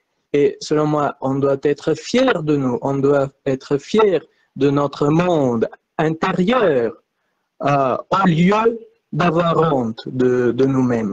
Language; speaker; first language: French; non-native, fluent; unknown